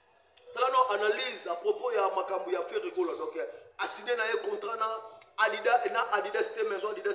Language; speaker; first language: French; non-native, local second language; Lingala